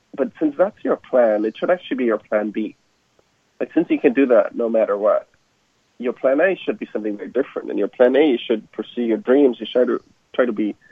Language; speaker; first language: English; non-native, fluent; German